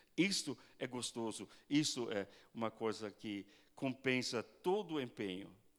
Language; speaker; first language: Portuguese; non-native, fluent; German